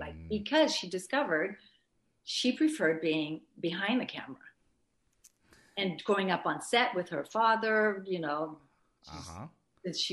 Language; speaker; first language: English; early bilingual, other home language; French